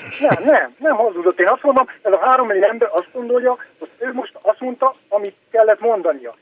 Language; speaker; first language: Hungarian; native; Hungarian